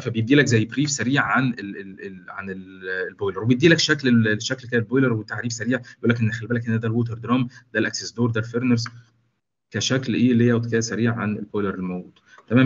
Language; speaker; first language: Arabic; native; Arabic